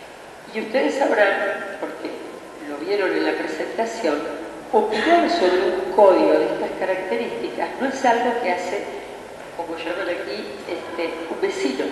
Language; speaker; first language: Spanish; native; Spanish